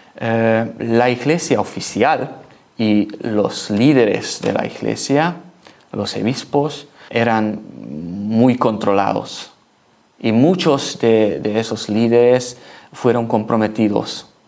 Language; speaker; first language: Spanish; non-native, learner; Hungarian